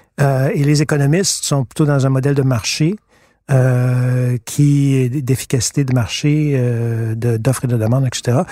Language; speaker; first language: French; native; French